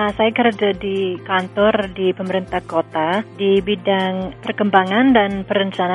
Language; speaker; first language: Indonesian; non-native, fluent; English